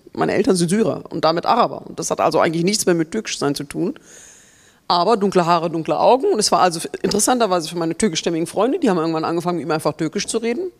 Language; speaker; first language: German; native; German